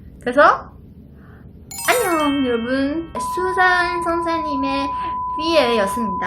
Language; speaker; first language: Korean; non-native, learner; Chinese